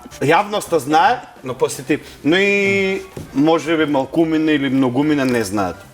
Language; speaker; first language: Macedonian; native; Macedonian